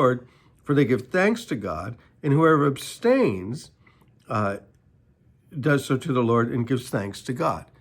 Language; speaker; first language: English; native; English